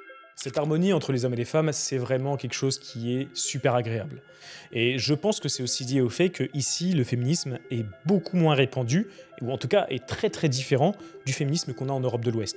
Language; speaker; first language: French; native; French